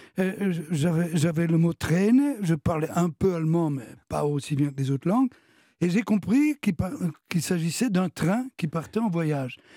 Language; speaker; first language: French; early bilingual, other home language; Italian